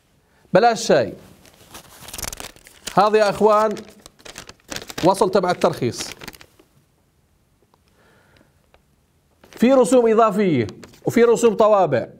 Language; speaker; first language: Arabic; native; Arabic